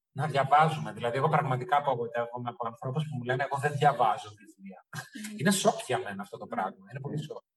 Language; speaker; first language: Greek; early bilingual, heritage; Greek